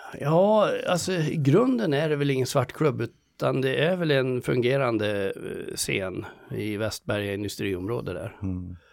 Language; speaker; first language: Swedish; native; Swedish